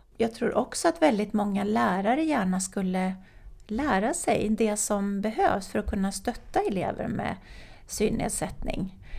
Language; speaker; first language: Swedish; native; Swedish